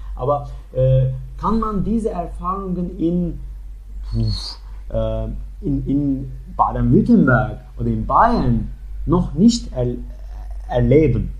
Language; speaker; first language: German; non-native, learner; Turkish